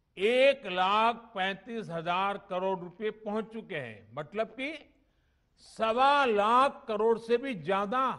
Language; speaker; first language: Hindi; non-native, local second language; Gujarati